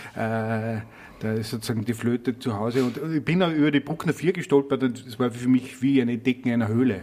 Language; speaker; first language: German; native; German